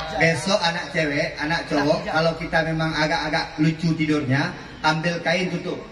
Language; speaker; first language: Malay; non-native, local second language; Achinese